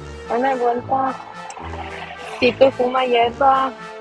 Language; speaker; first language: Spanish; early bilingual, heritage; Spanish